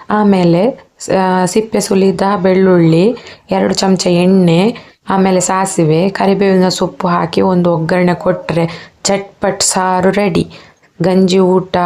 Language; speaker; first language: Kannada; non-native, local second language; Tulu